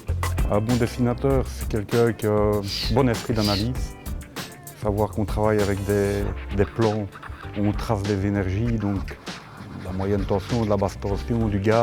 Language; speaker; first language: French; native; French